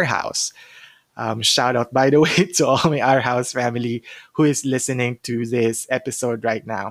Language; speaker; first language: English; non-native, local second language; Cebuano